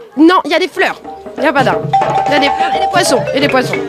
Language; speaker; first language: French; native; French